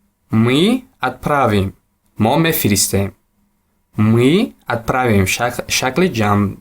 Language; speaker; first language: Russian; non-native, local second language; Tajik